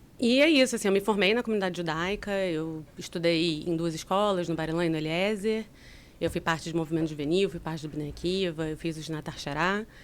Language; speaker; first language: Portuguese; native; Portuguese